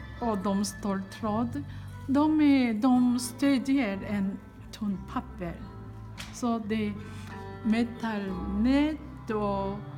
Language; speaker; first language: Swedish; non-native, fluent; Korean